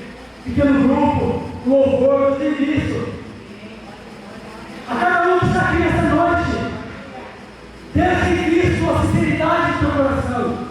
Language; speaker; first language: Portuguese; native; Portuguese